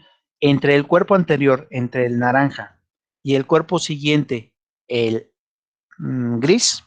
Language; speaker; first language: Spanish; native; Spanish